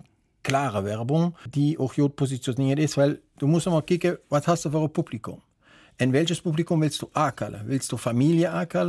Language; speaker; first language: German; native; German